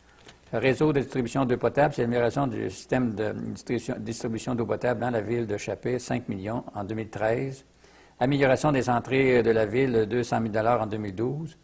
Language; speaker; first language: French; native; French